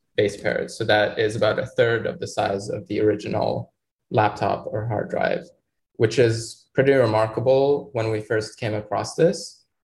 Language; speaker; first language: English; non-native, fluent; Arabic